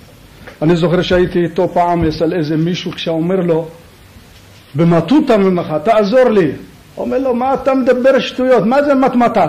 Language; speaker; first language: Hebrew; early bilingual, other home language; Arabic